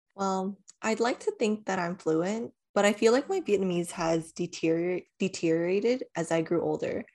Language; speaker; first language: English; early bilingual, other home language; Vietnamese